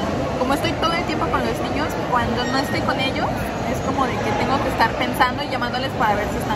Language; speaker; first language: Spanish; native; Spanish